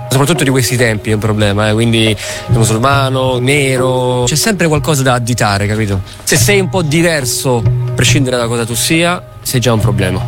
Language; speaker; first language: Italian; early bilingual, other home language; Arabic